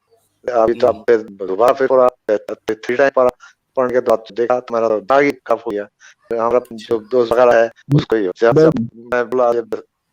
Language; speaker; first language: Hindi; non-native, learner; Bangla